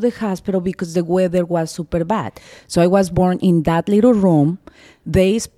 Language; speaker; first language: English; non-native, fluent; Spanish